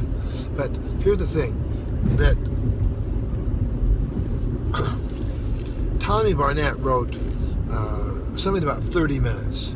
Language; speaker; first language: English; native; English